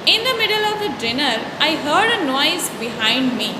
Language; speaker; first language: English; non-native, local second language; Hindi